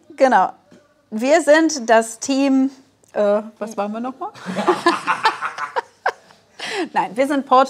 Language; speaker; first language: German; native; German